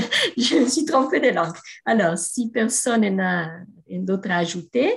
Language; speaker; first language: French; non-native, fluent; Italian